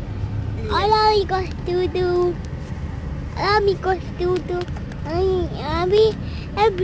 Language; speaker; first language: Spanish; early bilingual, heritage; Spanish